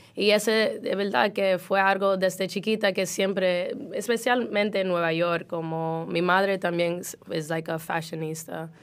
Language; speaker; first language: Spanish; early bilingual, heritage; Spanish